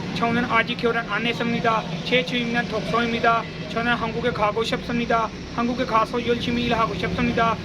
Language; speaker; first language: Korean; non-native, learner; Punjabi